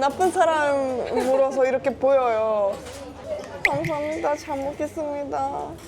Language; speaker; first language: Korean; non-native, learner; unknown